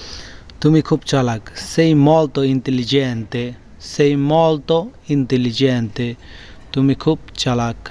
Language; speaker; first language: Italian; non-native, learner; Bangla